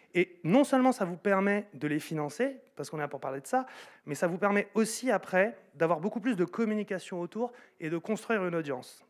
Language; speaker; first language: French; native; French